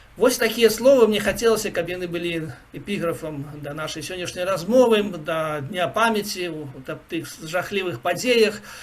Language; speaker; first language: Belarusian; non-native, local second language; Russian